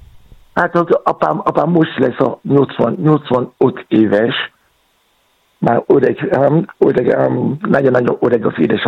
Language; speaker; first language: Hungarian; non-native, fluent; Yoruba